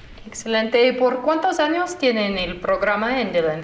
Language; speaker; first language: Spanish; non-native, fluent; English